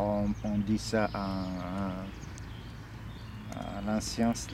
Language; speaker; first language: French; non-native, fluent; Serbian